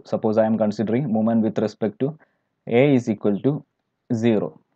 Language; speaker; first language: English; non-native, local second language; Malayalam